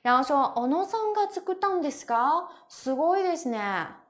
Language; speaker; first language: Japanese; non-native, fluent; Chinese